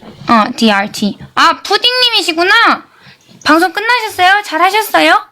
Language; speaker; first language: Korean; native; Korean